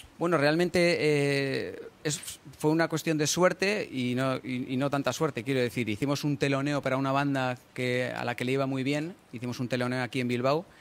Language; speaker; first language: Spanish; early bilingual, other home language; English